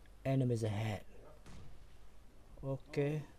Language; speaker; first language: English; non-native, learner; Indonesian